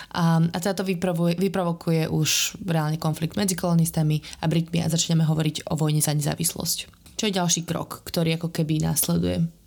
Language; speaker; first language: Slovak; native; Slovak